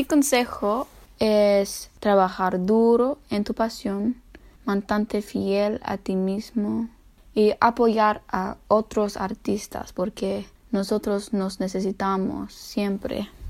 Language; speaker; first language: Spanish; non-native, fluent; English